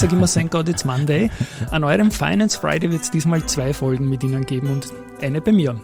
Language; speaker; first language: German; native; German